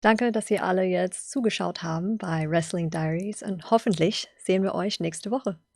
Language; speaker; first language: German; early bilingual, other home language; English